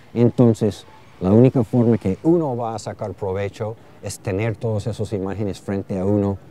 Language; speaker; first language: Spanish; non-native, fluent; English